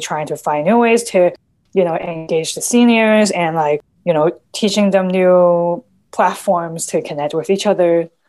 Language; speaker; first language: English; non-native, local second language; Cantonese